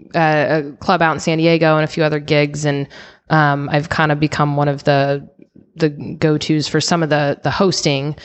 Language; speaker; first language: English; native; English